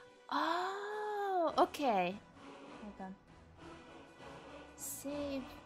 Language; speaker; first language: English; non-native, fluent; Hungarian